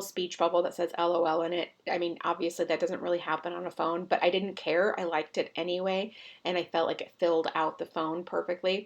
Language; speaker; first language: English; native; English